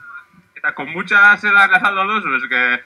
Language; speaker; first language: Basque; native; Basque